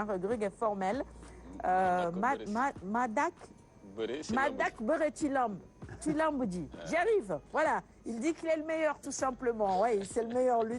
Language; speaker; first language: French; non-native, local second language; Wolof